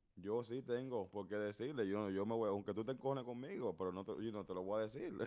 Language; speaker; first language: Spanish; early bilingual, heritage; Spanish